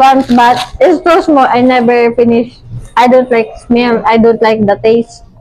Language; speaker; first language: English; non-native, local second language; Filipino